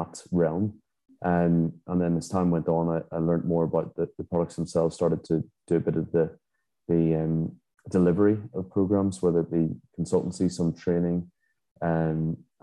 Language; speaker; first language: English; native; English